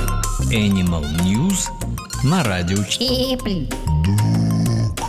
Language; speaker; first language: Russian; native; Russian